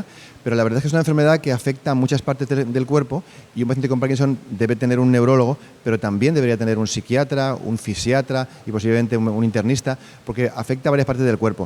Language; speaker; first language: Spanish; native; Spanish